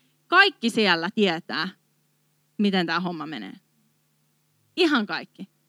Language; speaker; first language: Finnish; native; Finnish